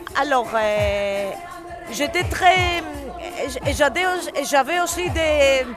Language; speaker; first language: French; non-native, learner; Greek